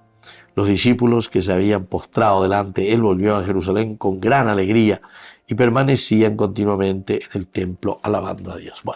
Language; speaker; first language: Spanish; native; Spanish